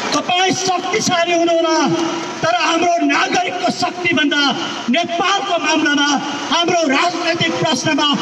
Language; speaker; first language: Nepali; native; Nepali